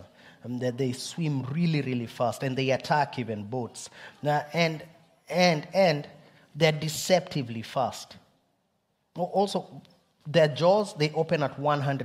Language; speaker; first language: English; non-native, local second language; Luo (Kenya and Tanzania)